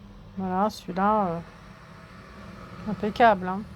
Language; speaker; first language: French; native; French